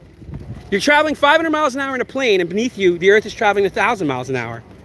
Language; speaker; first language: English; native; English